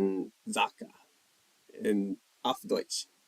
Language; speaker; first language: German; non-native, fluent; English